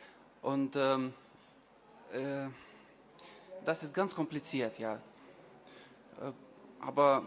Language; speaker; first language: German; non-native, learner; Lithuanian